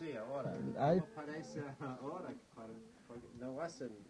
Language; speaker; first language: Spanish; non-native, fluent; English